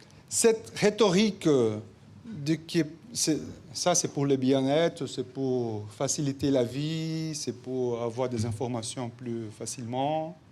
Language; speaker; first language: French; non-native, fluent; Portuguese